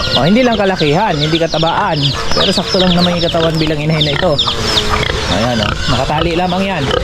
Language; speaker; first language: Filipino; native; Filipino